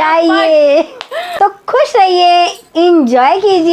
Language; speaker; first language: Hindi; native; Hindi